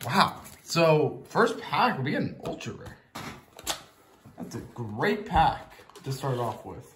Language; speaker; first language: English; native; English